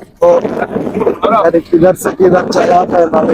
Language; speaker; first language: Hindi; non-native, learner; Bangla